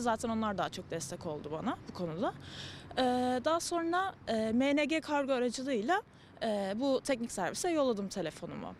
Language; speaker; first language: Turkish; native; Turkish